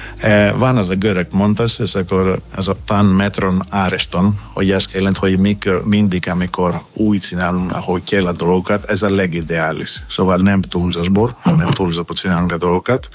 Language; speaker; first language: Hungarian; non-native, fluent; Greek